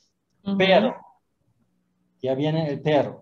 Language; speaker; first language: Spanish; non-native, fluent; German